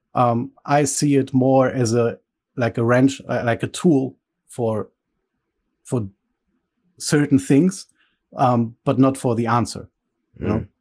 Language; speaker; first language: English; early bilingual, other home language; Bulgarian